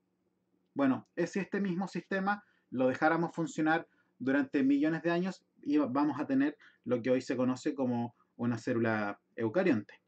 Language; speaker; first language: Spanish; native; Spanish